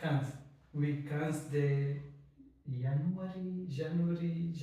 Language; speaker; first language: French; non-native, learner; English